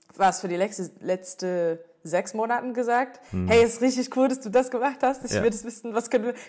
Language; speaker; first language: German; non-native, fluent; English